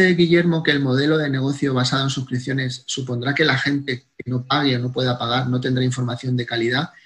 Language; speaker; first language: Spanish; native; Spanish